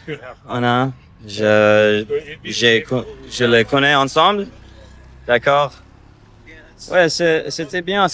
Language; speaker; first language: French; non-native, learner; English